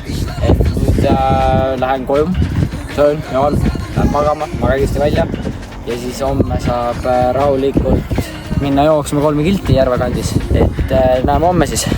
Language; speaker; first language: Estonian; native; Estonian